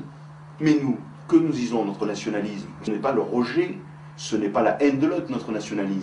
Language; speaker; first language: French; native; French